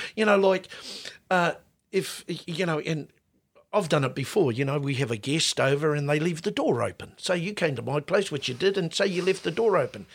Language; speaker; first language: English; native; English